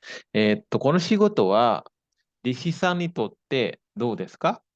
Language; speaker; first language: Japanese; non-native, fluent; Indonesian